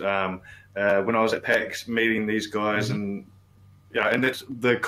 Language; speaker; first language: English; native; English